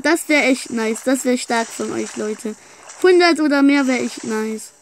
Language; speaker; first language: German; native; German